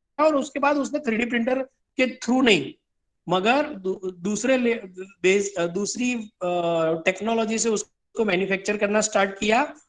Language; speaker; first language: Hindi; non-native, local second language; Gujarati